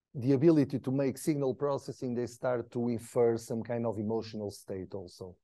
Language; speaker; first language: English; non-native, fluent; Portuguese